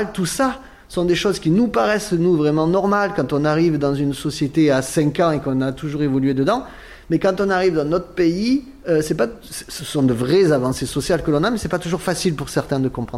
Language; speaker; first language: French; native; French